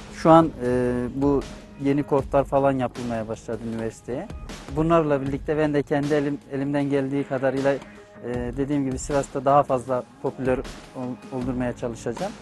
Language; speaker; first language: Turkish; native; Turkish